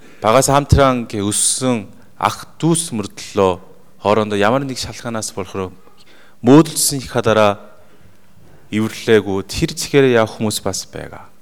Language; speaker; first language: Mongolian; non-native, fluent; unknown